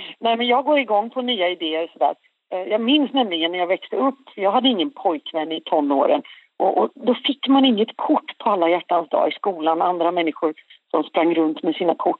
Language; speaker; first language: Swedish; native; Swedish